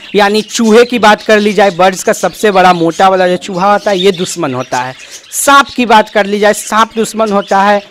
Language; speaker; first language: Hindi; native; Hindi